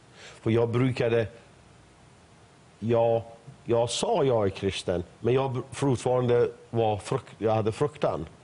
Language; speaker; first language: Swedish; non-native, fluent; Persian